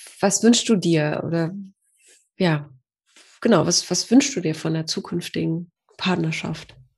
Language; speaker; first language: German; early bilingual, other home language; Polish